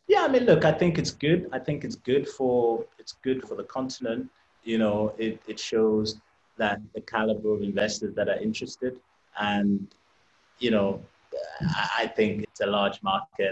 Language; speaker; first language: English; native; English